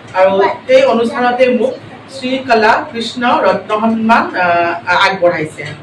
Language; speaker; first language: Assamese; native; Assamese